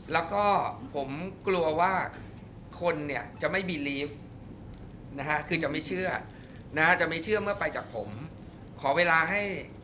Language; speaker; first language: Thai; native; Thai